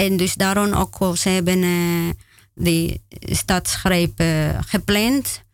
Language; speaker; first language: Dutch; non-native, learner; Spanish